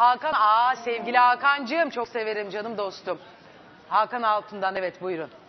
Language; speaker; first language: Turkish; native; Turkish